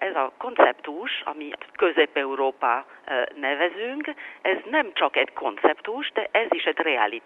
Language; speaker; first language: Hungarian; non-native, fluent; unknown